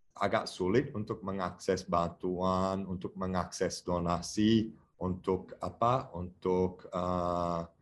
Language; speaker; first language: Indonesian; non-native, fluent; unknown